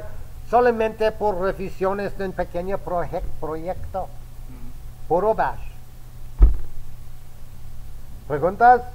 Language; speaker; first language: Spanish; non-native, fluent; English